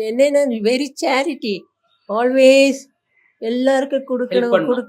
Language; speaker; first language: Tamil; non-native, local second language; Malayalam